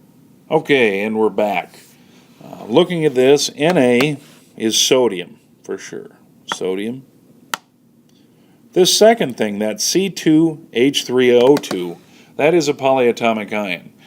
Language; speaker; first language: English; native; English